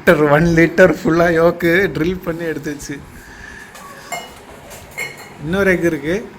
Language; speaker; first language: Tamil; non-native, learner; Malayalam